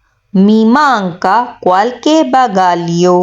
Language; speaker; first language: Italian; non-native, fluent; Urdu